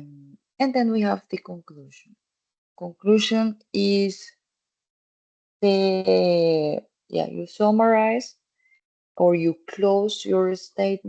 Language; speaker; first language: English; non-native, fluent; Spanish